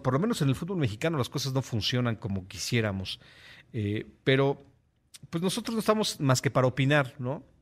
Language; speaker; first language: Spanish; native; Spanish